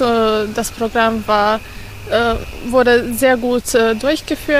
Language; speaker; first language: German; non-native, fluent; Serbian